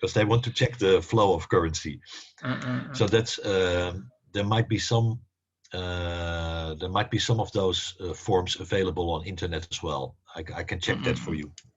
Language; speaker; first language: English; non-native, fluent; Dutch